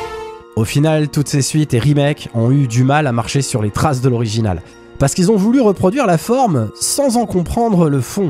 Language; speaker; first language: French; native; French